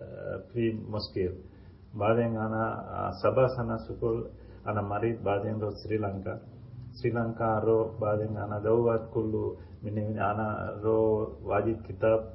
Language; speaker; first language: Arabic; non-native, learner; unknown